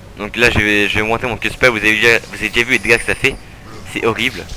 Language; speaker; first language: French; native; French